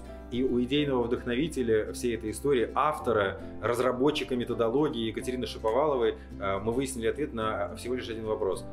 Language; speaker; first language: Russian; native; Russian